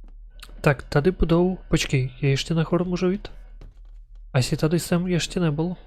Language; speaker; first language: Czech; non-native, learner; Ukrainian